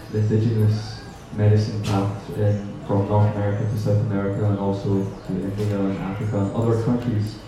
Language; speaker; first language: English; native; English